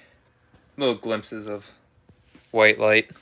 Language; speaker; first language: English; native; English